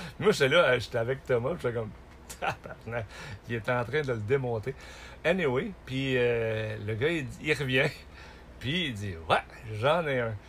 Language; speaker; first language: French; native; French